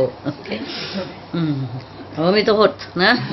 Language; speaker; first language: Chinese; non-native, fluent; Vietnamese